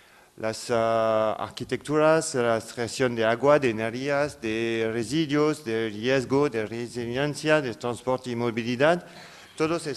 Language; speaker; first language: Spanish; non-native, fluent; French